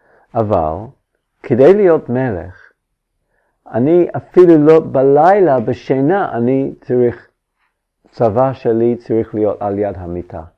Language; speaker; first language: Hebrew; non-native, fluent; English